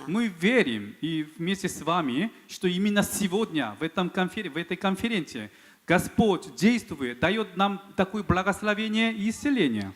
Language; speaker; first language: Russian; non-native, fluent; Korean